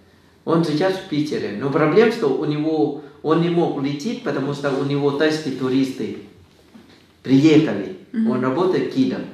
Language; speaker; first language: Russian; non-native, fluent; Thai